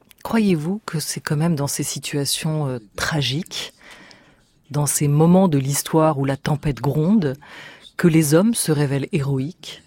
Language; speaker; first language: French; native; French